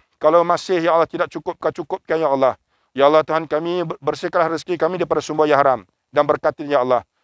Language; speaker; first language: Malay; native; Malay